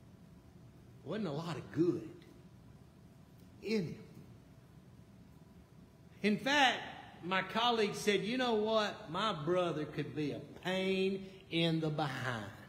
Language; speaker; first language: English; native; English